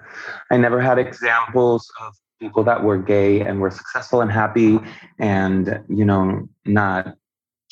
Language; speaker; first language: English; non-native, fluent; Spanish